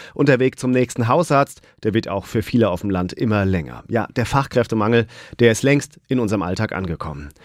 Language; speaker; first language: German; native; German